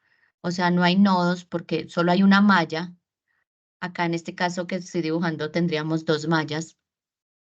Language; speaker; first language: Spanish; native; Spanish